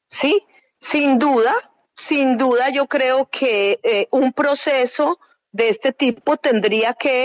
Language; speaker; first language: Spanish; native; Spanish